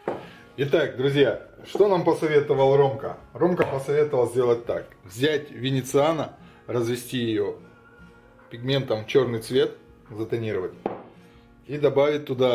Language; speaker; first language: Russian; native; Russian